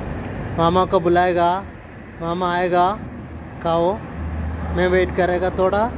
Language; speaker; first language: Hindi; non-native, local second language; Malayalam